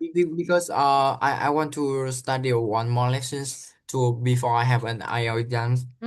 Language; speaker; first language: English; non-native, learner; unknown